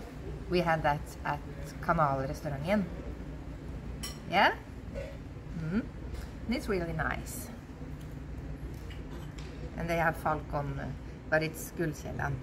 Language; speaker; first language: English; non-native, fluent; Norwegian